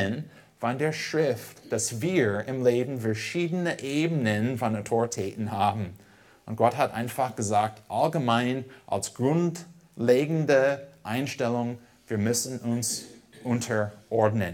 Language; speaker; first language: German; non-native, fluent; English